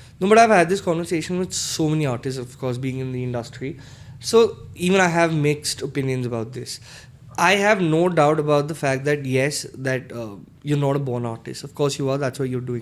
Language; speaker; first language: English; non-native, local second language; Hindi